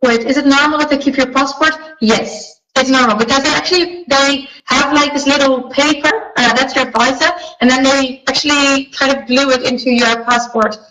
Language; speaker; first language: English; non-native, fluent; Dutch